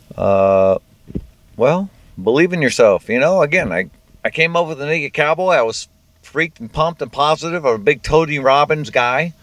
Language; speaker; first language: English; native; English